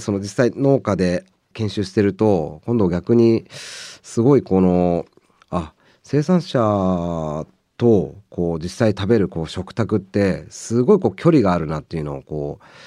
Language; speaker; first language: Japanese; native; Japanese